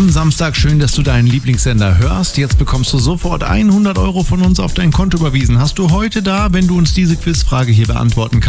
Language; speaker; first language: German; native; German